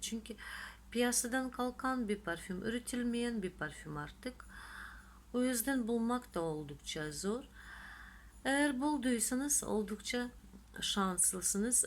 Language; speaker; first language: Turkish; non-native, fluent; Russian